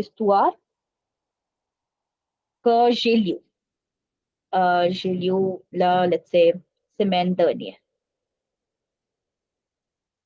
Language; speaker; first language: French; non-native, fluent; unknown